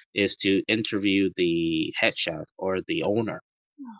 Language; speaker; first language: English; native; English